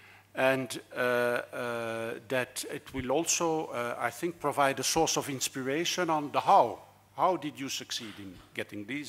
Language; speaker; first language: English; non-native, fluent; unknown